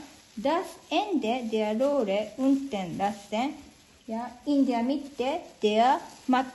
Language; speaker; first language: German; non-native, learner; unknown